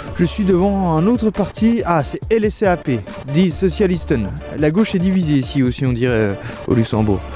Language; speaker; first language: French; native; French